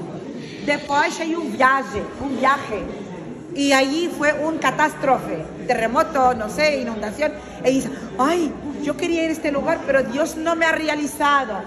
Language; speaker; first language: Spanish; non-native, fluent; Arabic